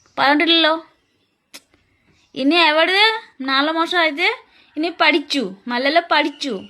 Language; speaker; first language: Malayalam; non-native, learner; Bangla